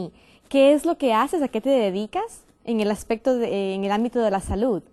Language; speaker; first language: Spanish; native; Spanish